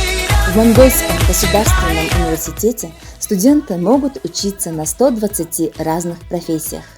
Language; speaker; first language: Russian; non-native, fluent; Mongolian